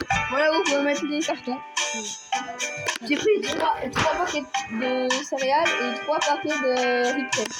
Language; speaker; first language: French; native; French